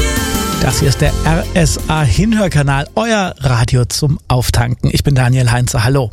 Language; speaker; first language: German; native; German